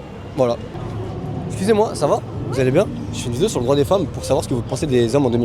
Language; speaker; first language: French; native; French